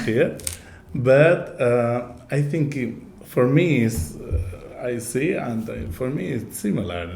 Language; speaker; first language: English; non-native, learner; Catalan